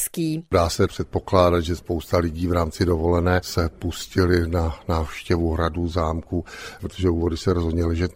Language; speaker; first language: Czech; native; Czech